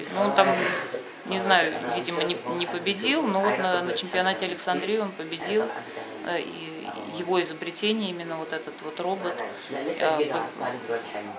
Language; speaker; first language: Russian; native; Russian